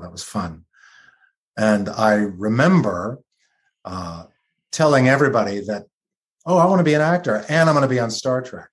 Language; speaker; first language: English; native; English